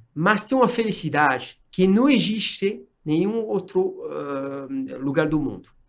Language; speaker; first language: Portuguese; non-native, fluent; French